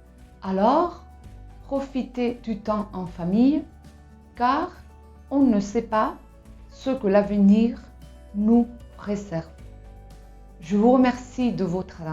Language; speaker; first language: French; non-native, fluent; Spanish